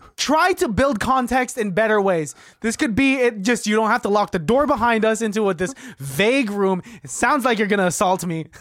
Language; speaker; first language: English; native; English